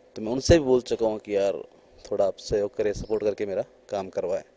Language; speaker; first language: Hindi; native; Hindi